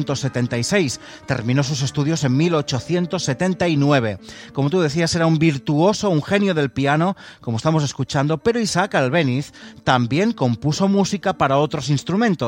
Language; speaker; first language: Spanish; native; Spanish